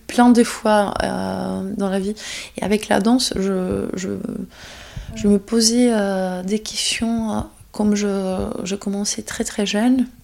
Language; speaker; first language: French; non-native, fluent; Greek